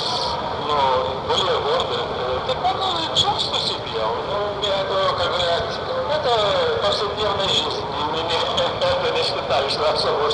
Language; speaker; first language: Russian; non-native, fluent; Lithuanian